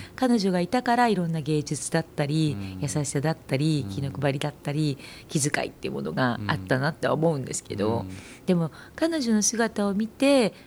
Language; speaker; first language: Japanese; native; Japanese